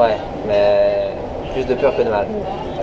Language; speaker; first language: French; native; French